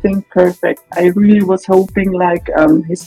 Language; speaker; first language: English; non-native, fluent; Swiss German